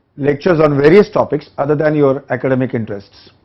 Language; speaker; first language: English; non-native, local second language; Marathi